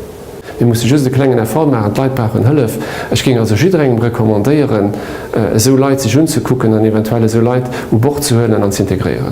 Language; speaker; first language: German; non-native, local second language; Luxembourgish